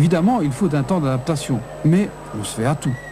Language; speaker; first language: French; native; French